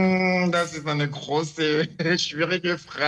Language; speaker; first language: German; non-native, learner; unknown